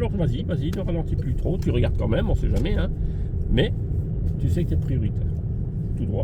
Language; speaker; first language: French; native; French